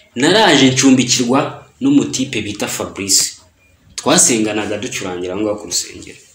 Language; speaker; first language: Kinyarwanda; early bilingual, heritage; Kinyarwanda